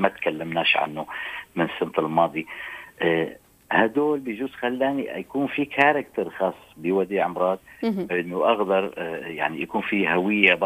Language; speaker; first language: Arabic; native; Arabic